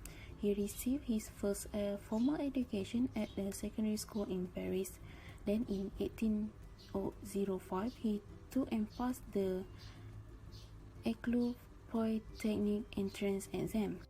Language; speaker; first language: English; non-native, local second language; Malay